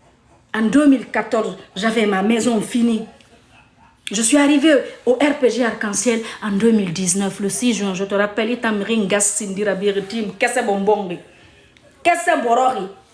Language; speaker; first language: French; non-native, local second language; Mandingo